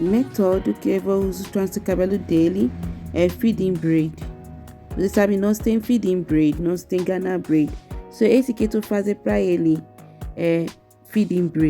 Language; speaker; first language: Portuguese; non-native, learner; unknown